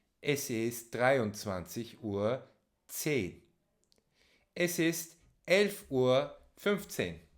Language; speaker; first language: German; non-native, fluent; Turkish